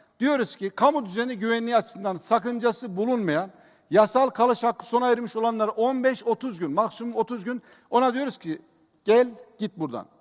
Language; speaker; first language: Turkish; native; Turkish